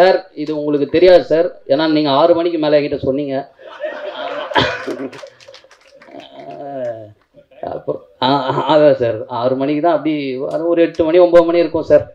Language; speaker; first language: Tamil; native; Tamil